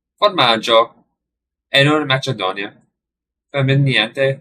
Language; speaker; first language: Italian; non-native, learner; English